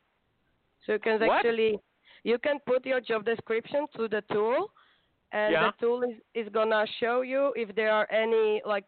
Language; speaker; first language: English; non-native, fluent; Slovak